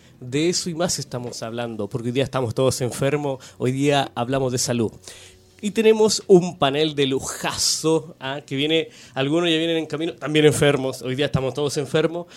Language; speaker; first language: Spanish; native; Spanish